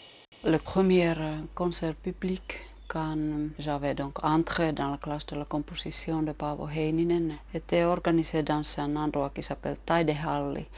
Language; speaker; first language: French; non-native, fluent; Finnish